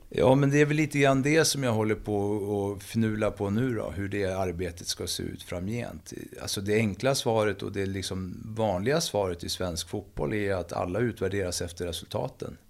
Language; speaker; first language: Swedish; native; Swedish